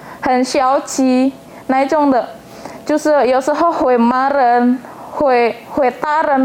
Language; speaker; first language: Chinese; non-native, learner; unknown